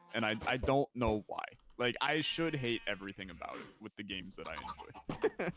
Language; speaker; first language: English; native; English